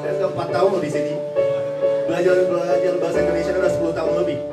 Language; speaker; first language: Indonesian; non-native, fluent; Japanese